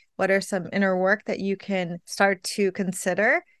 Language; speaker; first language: English; native; English